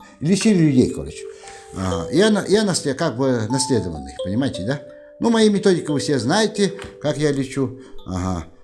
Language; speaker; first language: Russian; non-native, local second language; Yakut